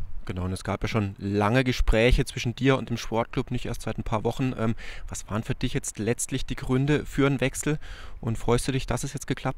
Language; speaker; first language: German; native; German